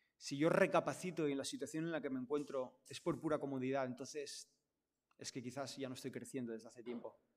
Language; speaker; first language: Spanish; non-native, local second language; Catalan